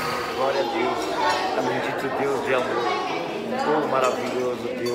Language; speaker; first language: Portuguese; native; Portuguese